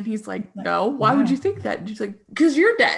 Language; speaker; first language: English; native; English